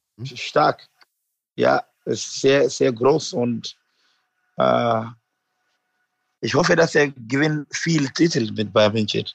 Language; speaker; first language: German; non-native, learner; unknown